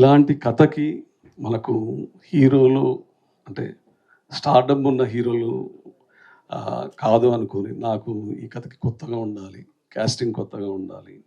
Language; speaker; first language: Telugu; native; Telugu